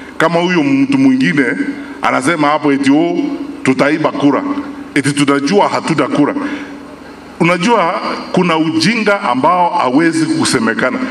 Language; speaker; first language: Swahili; non-native, local second language; Gusii